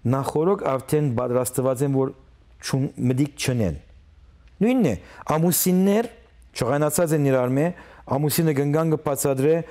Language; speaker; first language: Armenian; early bilingual, heritage; Armenian